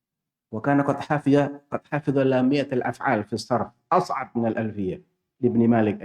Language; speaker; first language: Arabic; non-native, fluent; Indonesian